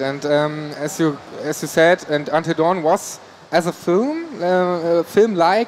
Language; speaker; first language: English; non-native, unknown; German